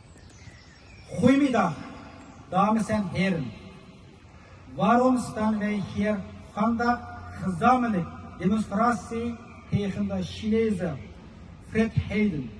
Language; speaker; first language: Dutch; non-native, fluent; Uyghur